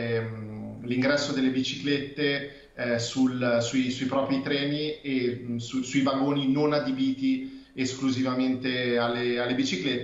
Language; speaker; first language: Italian; native; Italian